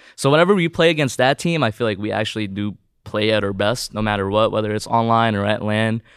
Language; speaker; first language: English; early bilingual, other home language; Filipino